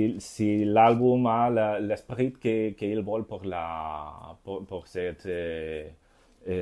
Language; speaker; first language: French; non-native, learner; Spanish